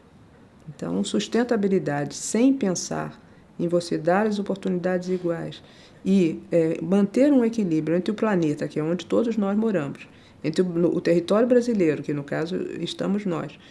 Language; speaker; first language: Portuguese; native; Portuguese